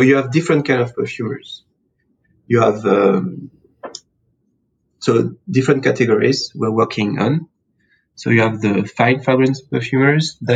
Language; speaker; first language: English; non-native, fluent; French